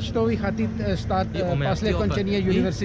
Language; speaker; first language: Russian; non-native, learner; Urdu